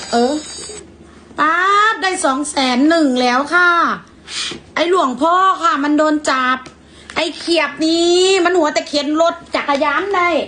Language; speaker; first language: Thai; native; Thai